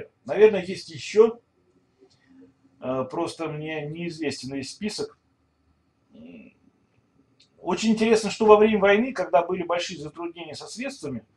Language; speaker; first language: Russian; native; Russian